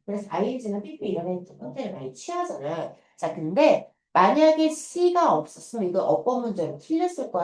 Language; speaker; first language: Korean; native; Korean